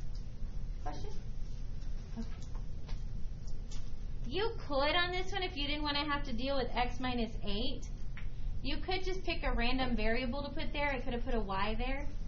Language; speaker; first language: English; native; English